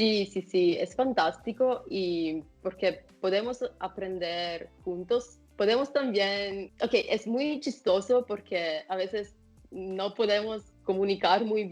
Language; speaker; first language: Spanish; non-native, fluent; Italian